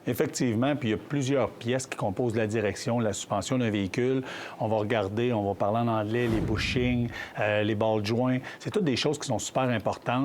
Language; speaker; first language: French; native; French